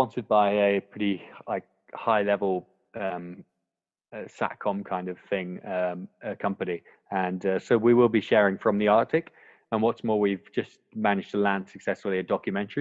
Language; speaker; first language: English; native; English